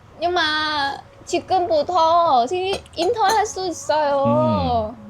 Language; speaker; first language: Korean; non-native, learner; Vietnamese